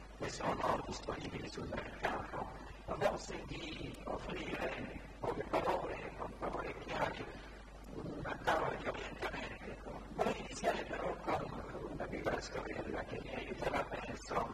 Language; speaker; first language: Italian; non-native, fluent; French